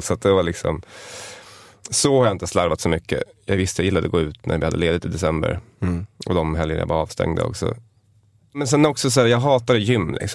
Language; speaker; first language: Swedish; native; Swedish